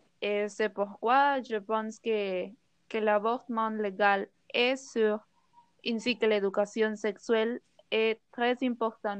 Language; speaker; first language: French; non-native, learner; Spanish